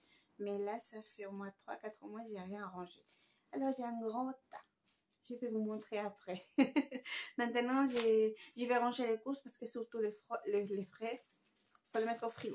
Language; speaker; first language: French; non-native, fluent; Spanish